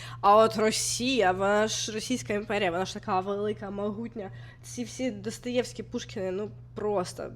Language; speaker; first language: Ukrainian; non-native, local second language; Russian